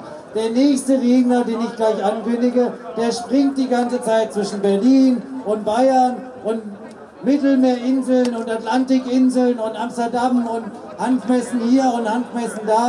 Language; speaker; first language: German; native; German